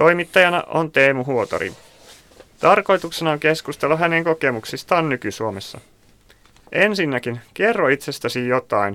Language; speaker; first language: Finnish; native; Finnish